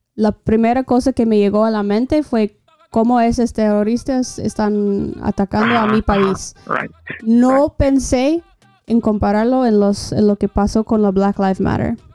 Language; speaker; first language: Spanish; non-native, fluent; English